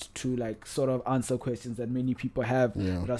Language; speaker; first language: English; non-native, local second language; Northern Sotho